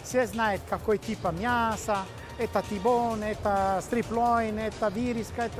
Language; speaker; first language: Russian; non-native, local second language; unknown